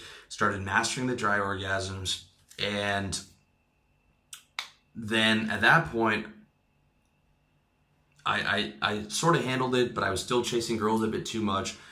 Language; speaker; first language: English; native; English